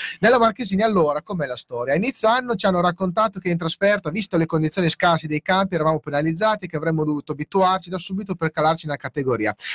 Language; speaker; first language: Italian; native; Italian